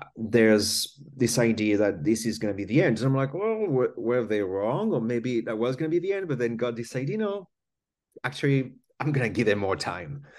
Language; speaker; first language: English; non-native, fluent; French